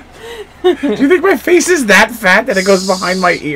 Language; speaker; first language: English; native; English